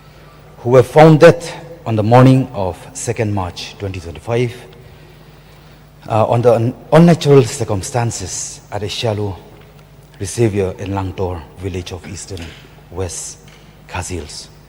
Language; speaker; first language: English; non-native, local second language; Khasi